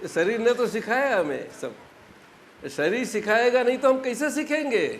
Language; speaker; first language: Hindi; non-native, local second language; Gujarati